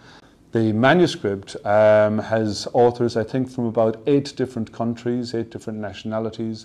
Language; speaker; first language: English; native; English